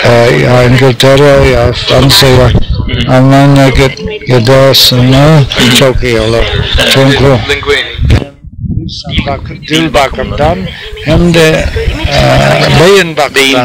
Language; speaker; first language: Turkish; non-native, learner; English